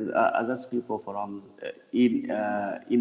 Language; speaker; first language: English; non-native, learner; Vietnamese